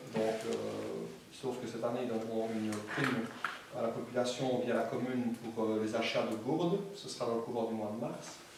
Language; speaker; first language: French; native; French